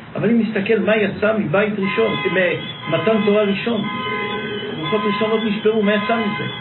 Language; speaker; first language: Hebrew; native; Hebrew